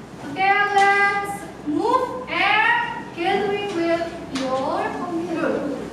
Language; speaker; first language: English; non-native, local second language; Indonesian